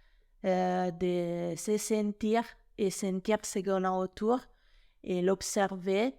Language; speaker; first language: French; non-native, fluent; Italian